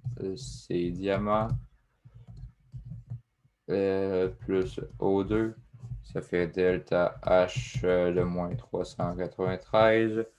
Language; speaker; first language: French; native; French